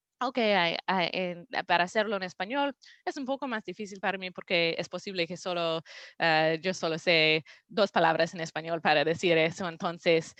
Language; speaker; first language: Spanish; non-native, learner; English